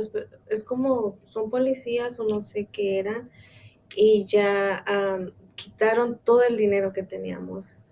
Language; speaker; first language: Spanish; non-native, local second language; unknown